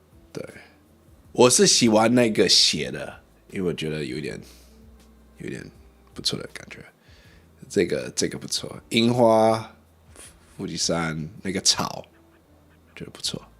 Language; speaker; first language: Chinese; non-native, learner; English